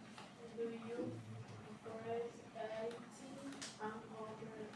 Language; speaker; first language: English; non-native, learner; Spanish